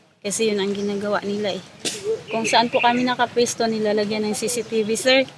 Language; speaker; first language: Filipino; non-native, local second language; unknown